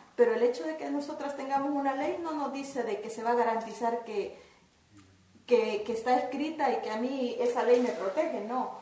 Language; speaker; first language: Spanish; native; Spanish